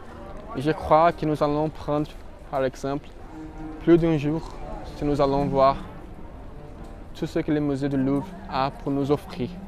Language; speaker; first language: French; non-native, learner; Portuguese